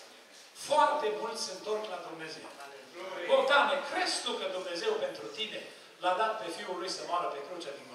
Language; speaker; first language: Romanian; native; Romanian